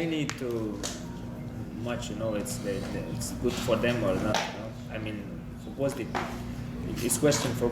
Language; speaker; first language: English; non-native, learner; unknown